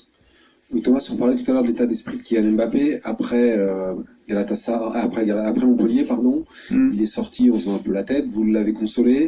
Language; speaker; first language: French; native; French